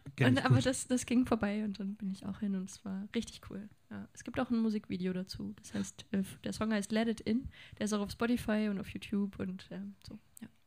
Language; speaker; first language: German; native; German